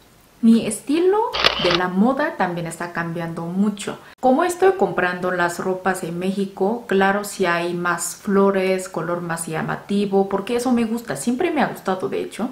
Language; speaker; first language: Spanish; non-native, fluent; Korean